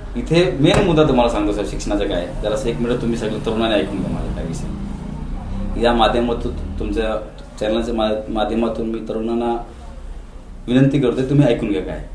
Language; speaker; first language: Marathi; non-native, local second language; Hindi